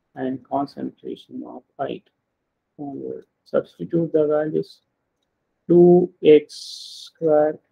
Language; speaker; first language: English; non-native, local second language; Kannada